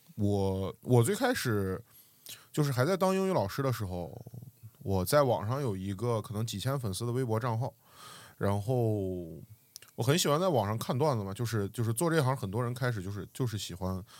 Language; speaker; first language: Chinese; native; Chinese